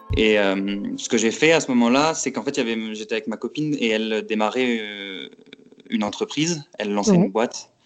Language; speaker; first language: French; native; French